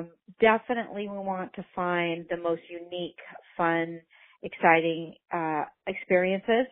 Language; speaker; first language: English; native; English